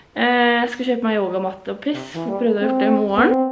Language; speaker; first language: Norwegian; native; Norwegian